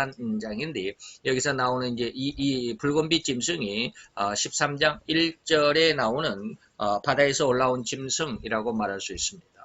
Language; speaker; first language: Korean; native; Korean